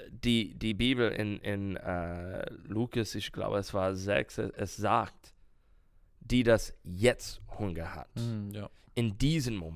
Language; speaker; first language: German; non-native, learner; English